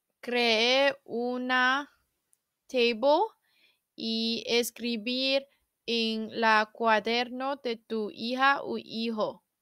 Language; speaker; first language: Spanish; non-native, learner; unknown